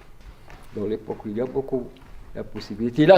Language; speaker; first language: French; non-native, learner; Arabic